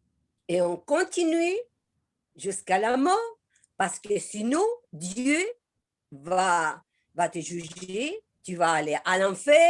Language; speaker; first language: French; non-native, learner; Spanish